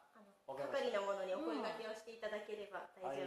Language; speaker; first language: Japanese; native; Japanese